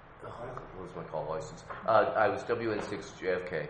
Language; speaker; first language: English; native; English